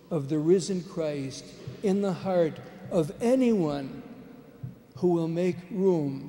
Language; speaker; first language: English; native; English